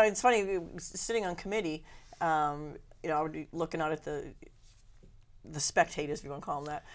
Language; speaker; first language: English; native; English